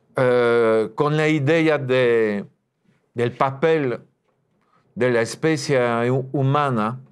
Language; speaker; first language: Spanish; non-native, fluent; French